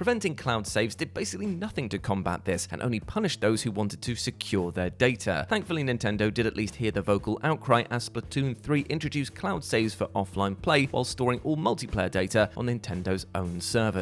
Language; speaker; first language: English; native; English